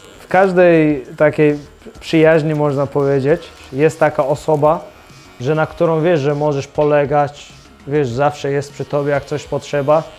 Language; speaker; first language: Polish; non-native, fluent; Chechen